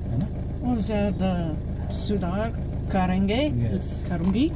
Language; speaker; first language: Hindi; non-native, learner; English